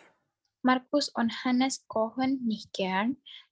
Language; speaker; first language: German; non-native, learner; Indonesian